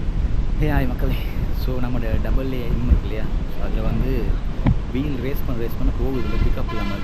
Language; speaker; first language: Tamil; native; Tamil